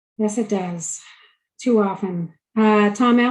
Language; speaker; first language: English; native; English